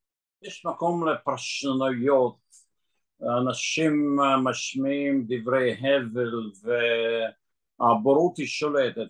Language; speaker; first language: Hebrew; non-native, fluent; Russian